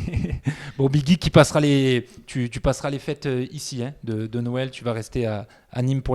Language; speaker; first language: French; native; French